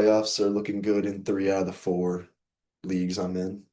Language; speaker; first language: English; native; English